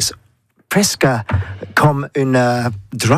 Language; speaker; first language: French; non-native, learner; English